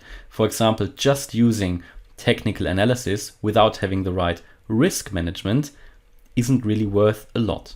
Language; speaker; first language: English; non-native, fluent; German